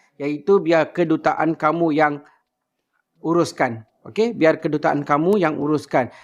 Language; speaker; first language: Malay; native; Malay